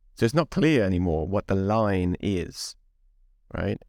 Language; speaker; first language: English; non-native, fluent; Hungarian